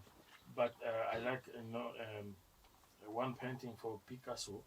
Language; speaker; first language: English; non-native, learner; French